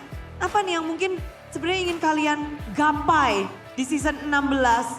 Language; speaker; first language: Indonesian; native; Indonesian